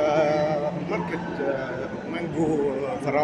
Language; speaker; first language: English; non-native, learner; Arabic